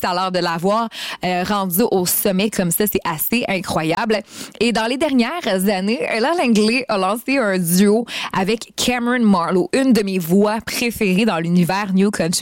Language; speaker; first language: French; native; French